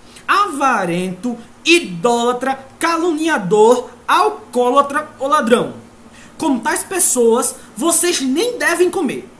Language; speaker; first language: Portuguese; native; Portuguese